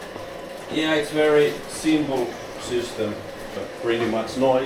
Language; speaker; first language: English; non-native, learner; Finnish